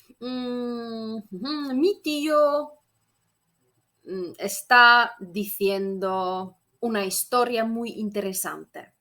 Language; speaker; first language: Spanish; non-native, fluent; Polish